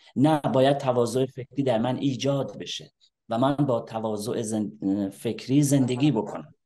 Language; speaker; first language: Persian; native; Persian